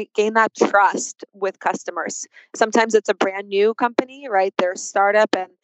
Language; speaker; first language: English; early bilingual, other home language; Russian